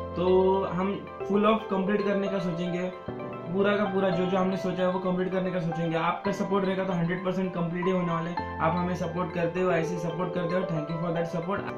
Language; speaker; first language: Hindi; non-native, local second language; Marathi